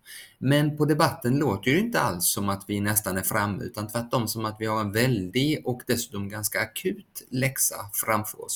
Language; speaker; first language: Swedish; native; Swedish